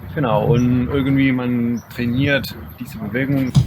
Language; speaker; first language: German; non-native, fluent; Spanish